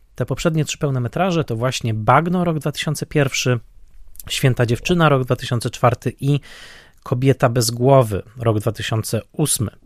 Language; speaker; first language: Polish; native; Polish